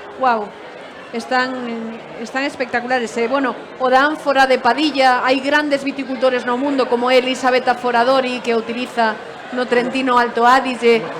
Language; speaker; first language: Galician; non-native, local second language; Spanish